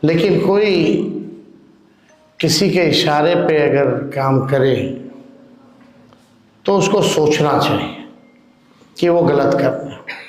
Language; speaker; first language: Hindi; native; Hindi